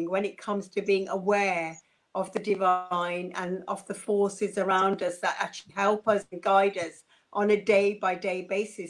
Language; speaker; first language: English; non-native, local second language; Punjabi